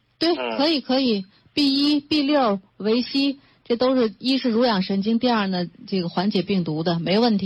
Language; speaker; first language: Chinese; native; Chinese